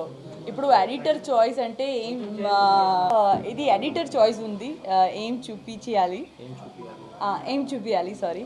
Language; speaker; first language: Telugu; non-native, learner; Gujarati